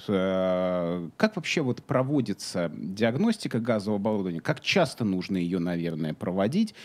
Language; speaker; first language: Russian; native; Russian